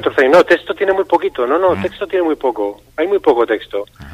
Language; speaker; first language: Spanish; native; Spanish